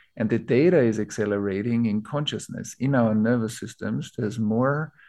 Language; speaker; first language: English; non-native, fluent; German